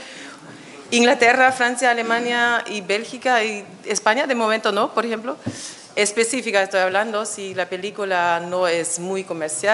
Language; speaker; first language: Spanish; non-native, fluent; German